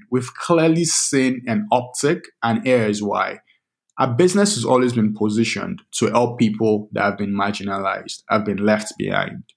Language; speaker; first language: English; non-native, local second language; Yoruba